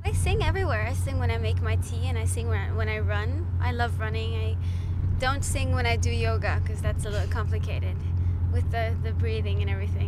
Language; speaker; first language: English; non-native, fluent; Norwegian